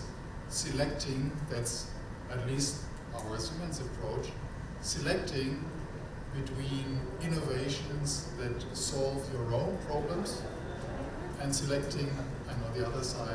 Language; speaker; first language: English; non-native, fluent; German